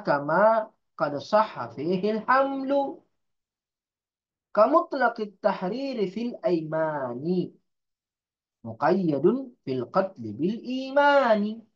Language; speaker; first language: Arabic; non-native, fluent; Indonesian